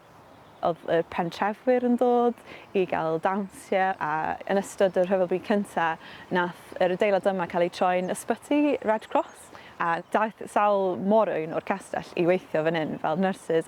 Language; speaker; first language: Welsh; native; Welsh